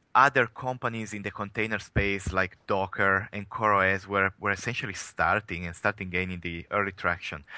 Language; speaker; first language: English; non-native, fluent; Italian